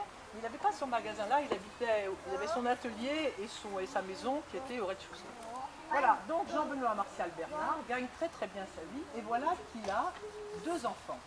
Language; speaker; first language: French; native; French